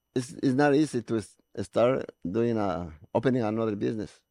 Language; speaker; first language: English; non-native, learner; Spanish